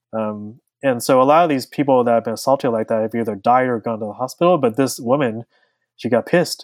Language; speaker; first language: English; native; English